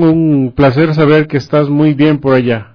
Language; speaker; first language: Spanish; native; Spanish